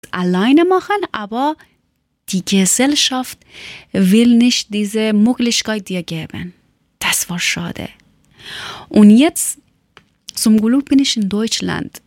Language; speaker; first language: German; non-native, learner; Persian